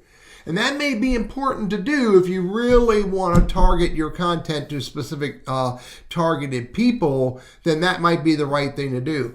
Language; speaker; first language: English; native; English